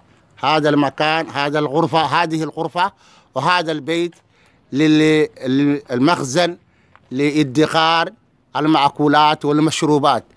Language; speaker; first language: Arabic; non-native, fluent; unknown